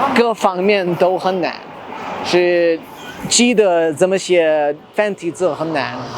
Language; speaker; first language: Chinese; non-native, fluent; English